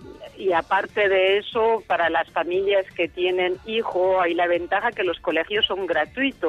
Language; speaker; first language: Spanish; non-native, fluent; French